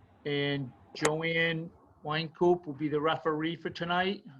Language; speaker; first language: English; native; English